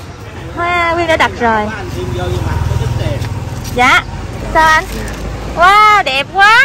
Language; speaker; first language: Vietnamese; native; Vietnamese